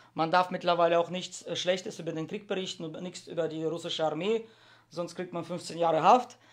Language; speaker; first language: German; early bilingual, heritage; Russian